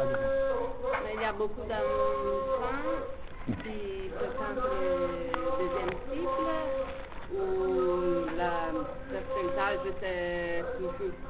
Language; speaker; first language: French; non-native, fluent; Italian